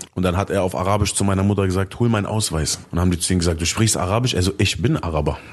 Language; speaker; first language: German; early bilingual, other home language; Arabic